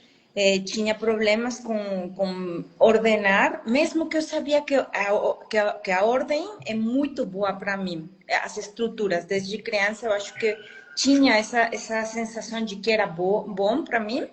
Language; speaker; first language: Portuguese; non-native, fluent; Spanish